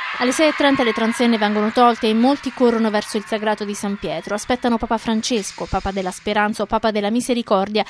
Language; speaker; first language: Italian; native; Italian